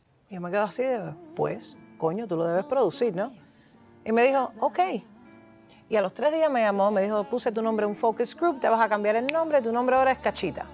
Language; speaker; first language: Spanish; early bilingual, heritage; Spanish